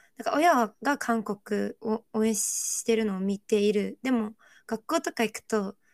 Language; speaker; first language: Japanese; early bilingual, other home language; Korean